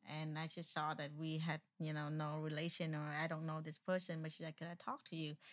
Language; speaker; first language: English; non-native, fluent; Vietnamese